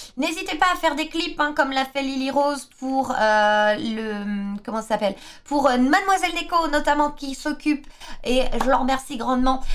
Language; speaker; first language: French; native; French